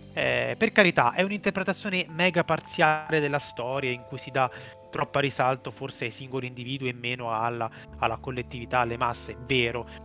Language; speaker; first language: Italian; native; Italian